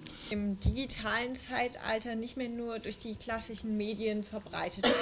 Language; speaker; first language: German; native; German